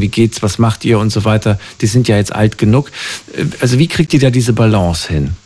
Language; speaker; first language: German; native; German